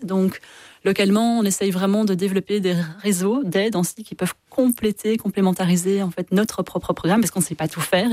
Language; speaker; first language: French; native; French